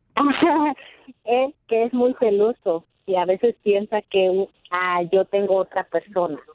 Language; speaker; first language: Spanish; native; Spanish